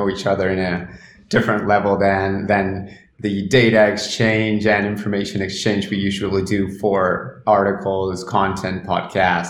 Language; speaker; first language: English; non-native, fluent; Spanish